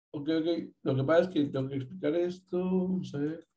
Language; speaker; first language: Spanish; native; Spanish